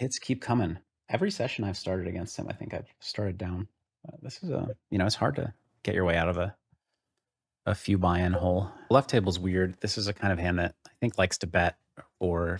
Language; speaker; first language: English; native; English